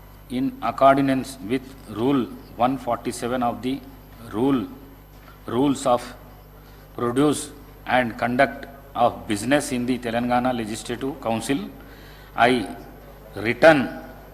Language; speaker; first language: English; non-native, local second language; Telugu